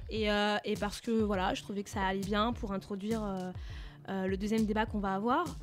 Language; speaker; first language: French; native; French